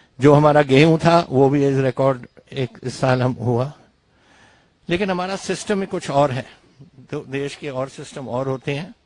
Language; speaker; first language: Hindi; non-native, local second language; Punjabi